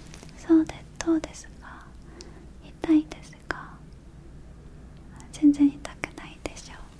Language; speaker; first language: Japanese; non-native, learner; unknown